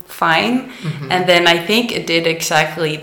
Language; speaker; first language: English; non-native, fluent; Danish